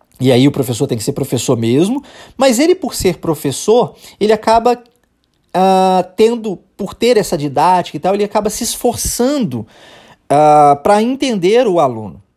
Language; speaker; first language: Portuguese; early bilingual, heritage; Portuguese